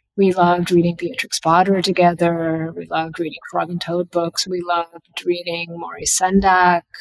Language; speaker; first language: English; early bilingual, other home language; Bangla